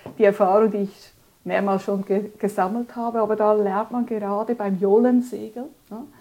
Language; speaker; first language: German; early bilingual, other home language; Spanish